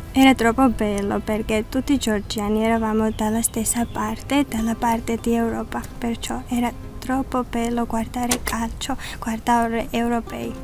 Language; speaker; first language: Italian; non-native, learner; Georgian